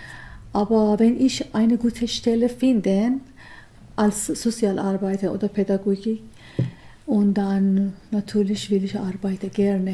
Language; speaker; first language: German; non-native, learner; Persian